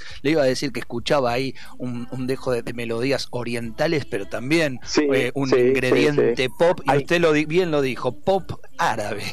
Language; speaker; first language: Spanish; native; Spanish